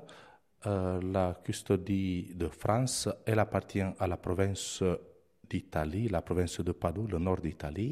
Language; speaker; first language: French; non-native, fluent; Romanian